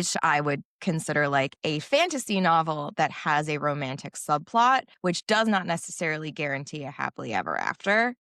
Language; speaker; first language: English; native; English